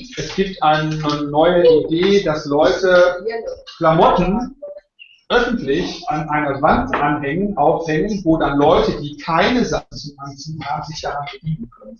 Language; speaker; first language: German; native; German